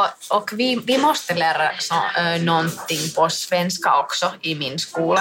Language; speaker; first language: Swedish; non-native, learner; Finnish